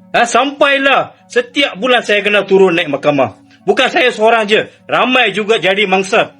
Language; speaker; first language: Malay; native; Malay